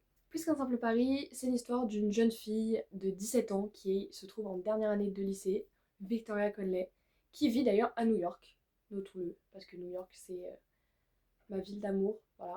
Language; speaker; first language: French; native; French